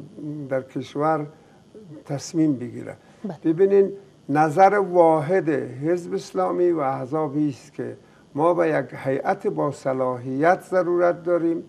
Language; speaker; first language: Persian; native; Persian